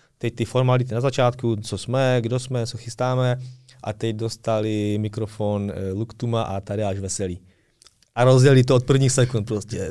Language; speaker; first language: Czech; early bilingual, other home language; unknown